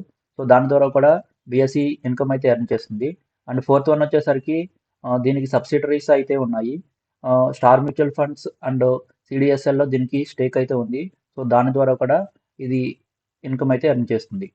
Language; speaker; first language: Telugu; native; Telugu